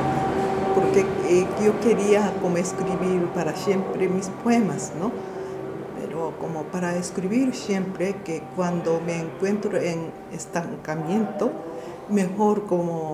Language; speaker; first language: Spanish; non-native, fluent; Japanese